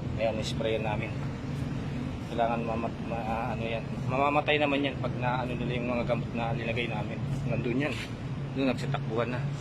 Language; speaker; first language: Filipino; non-native, local second language; Pampanga